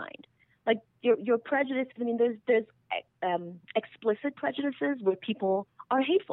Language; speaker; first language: English; native; English